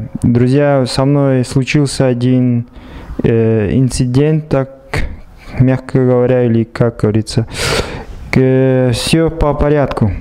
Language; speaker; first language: Russian; non-native, local second language; Kazakh